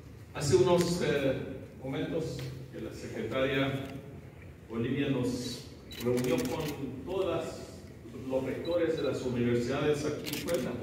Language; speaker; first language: Spanish; early bilingual, heritage; English